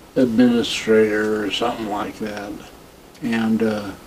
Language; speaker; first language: English; native; English